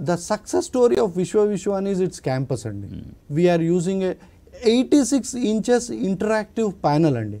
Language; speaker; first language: English; non-native, local second language; Telugu